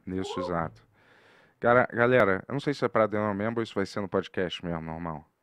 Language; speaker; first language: Portuguese; native; Portuguese